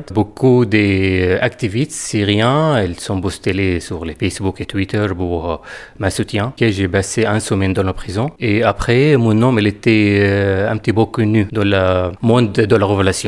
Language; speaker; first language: French; non-native, fluent; Arabic